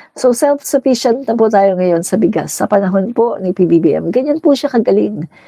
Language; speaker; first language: Filipino; native; Filipino